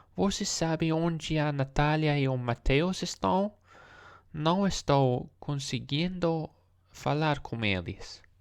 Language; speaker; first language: Portuguese; non-native, learner; English